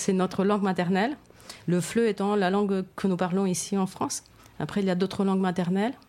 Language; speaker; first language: French; non-native, fluent; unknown